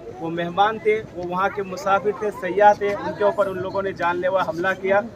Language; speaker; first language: Urdu; native; Urdu